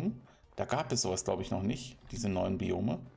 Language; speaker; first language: German; native; German